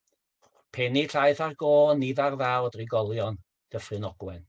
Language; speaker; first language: Welsh; native; Welsh